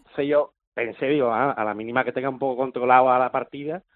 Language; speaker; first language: Spanish; native; Spanish